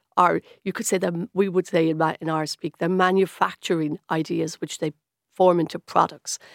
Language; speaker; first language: English; native; English